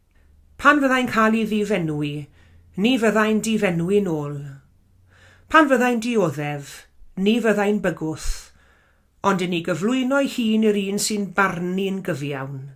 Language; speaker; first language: Welsh; native; Welsh